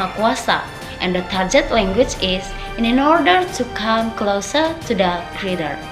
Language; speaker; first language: English; non-native, learner; Indonesian